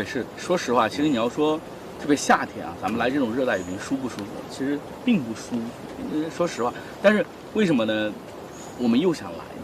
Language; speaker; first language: Chinese; native; Chinese